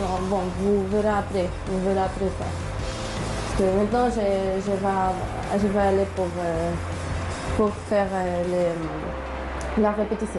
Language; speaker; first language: French; non-native, learner; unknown